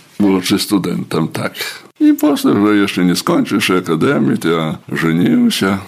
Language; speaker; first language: Ukrainian; native; Ukrainian